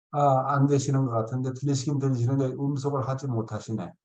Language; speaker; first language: Korean; native; Korean